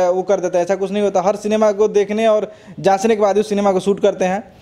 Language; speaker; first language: Hindi; native; Hindi